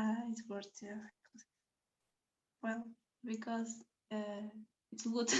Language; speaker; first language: English; non-native, learner; Spanish